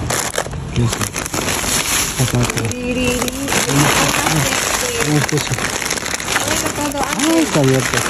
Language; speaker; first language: Spanish; non-native, learner; Filipino